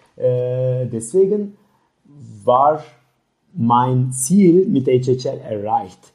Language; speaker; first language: German; non-native, learner; Turkish